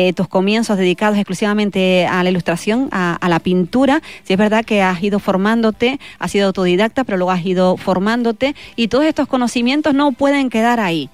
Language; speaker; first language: Spanish; native; Spanish